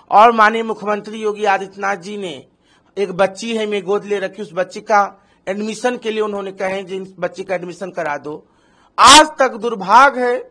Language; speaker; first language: Hindi; native; Hindi